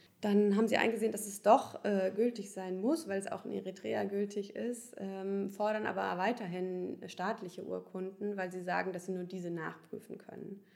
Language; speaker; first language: German; native; German